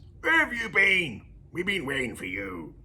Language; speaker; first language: English; native; English